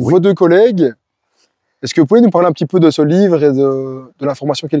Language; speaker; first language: French; native; French